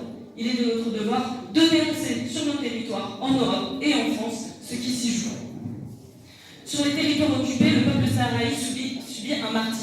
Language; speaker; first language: French; native; French